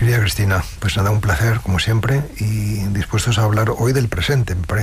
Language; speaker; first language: Spanish; native; Spanish